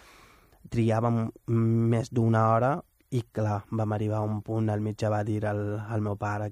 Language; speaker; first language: Catalan; non-native, fluent; Wolof